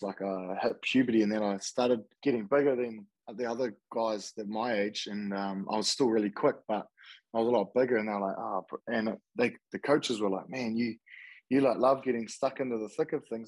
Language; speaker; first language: English; native; English